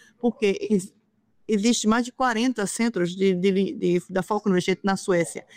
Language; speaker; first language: Portuguese; native; Portuguese